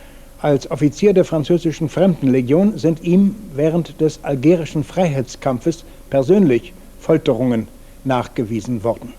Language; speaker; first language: German; native; German